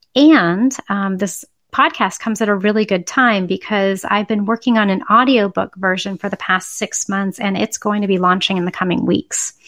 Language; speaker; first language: English; native; English